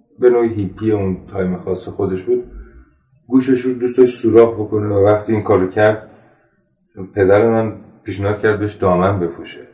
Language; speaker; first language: Persian; non-native, local second language; Armenian